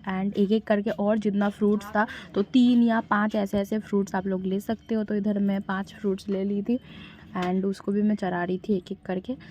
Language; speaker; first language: Hindi; non-native, local second language; Bangla